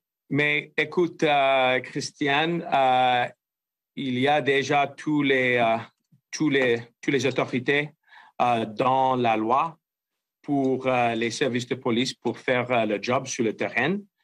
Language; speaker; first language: French; non-native, fluent; English